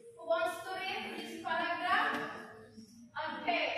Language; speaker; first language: English; non-native, fluent; Indonesian